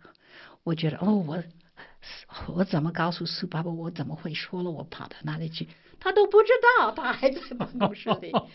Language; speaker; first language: Chinese; non-native, fluent; English